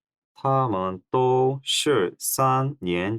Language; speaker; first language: Chinese; non-native, learner; Korean